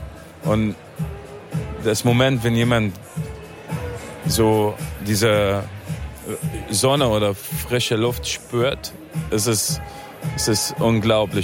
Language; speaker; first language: German; non-native, fluent; Arabic